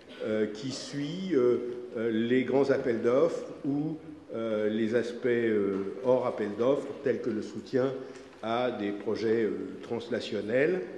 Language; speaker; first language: French; native; French